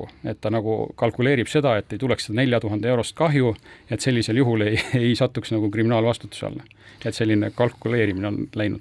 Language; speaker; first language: Estonian; native; Estonian